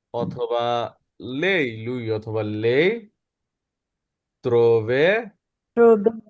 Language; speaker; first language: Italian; non-native, learner; Bangla